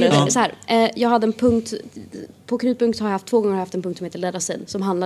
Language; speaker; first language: Swedish; native; Swedish